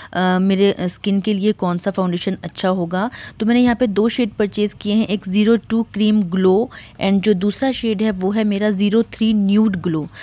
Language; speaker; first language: Hindi; native; Hindi